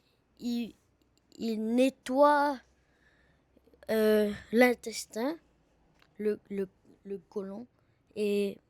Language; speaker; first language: French; non-native, learner; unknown